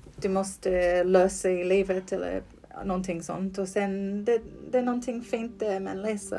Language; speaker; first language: Swedish; non-native, fluent; English